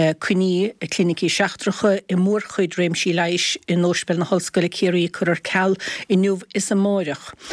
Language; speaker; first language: Irish; native; Irish